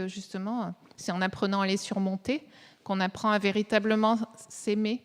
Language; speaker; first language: French; native; French